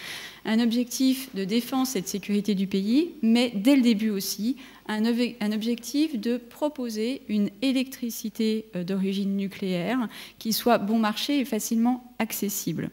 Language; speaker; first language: French; native; French